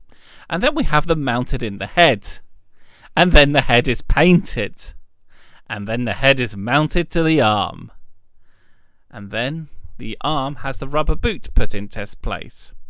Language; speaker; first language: English; native; English